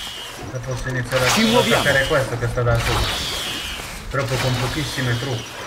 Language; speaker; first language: Italian; native; Italian